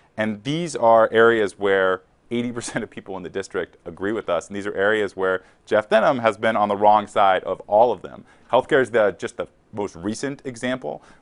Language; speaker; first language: English; native; English